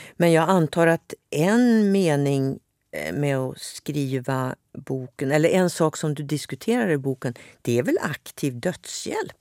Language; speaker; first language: Swedish; native; Swedish